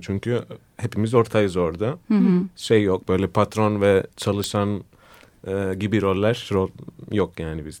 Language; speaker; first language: Turkish; non-native, fluent; Greek